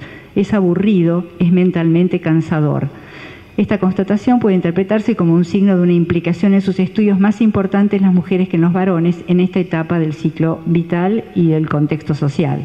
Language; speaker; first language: Spanish; native; Spanish